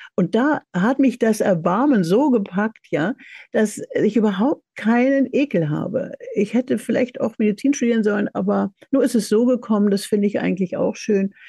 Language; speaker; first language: German; native; German